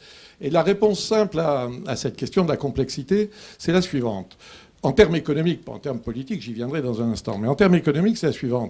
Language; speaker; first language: French; native; French